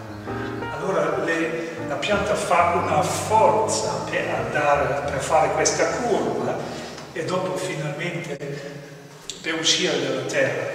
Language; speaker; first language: Italian; non-native, fluent; German